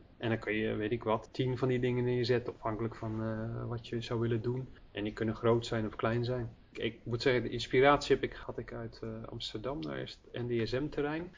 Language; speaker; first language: Dutch; early bilingual, heritage; Dutch